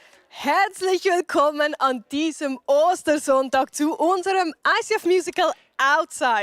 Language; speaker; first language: German; native; German